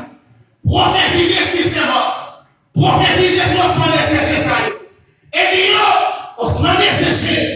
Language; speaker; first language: French; non-native, local second language; Haitian Creole